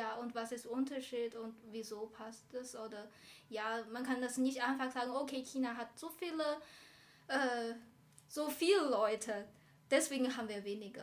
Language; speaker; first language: German; non-native, learner; Chinese